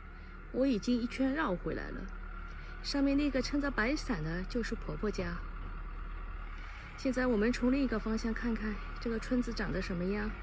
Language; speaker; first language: Chinese; native; Chinese